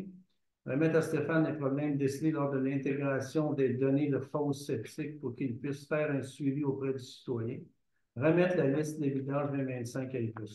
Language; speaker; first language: French; native; French